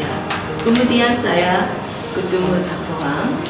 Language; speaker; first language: Indonesian; non-native, learner; Korean